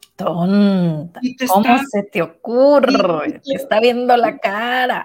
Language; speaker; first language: Spanish; native; Spanish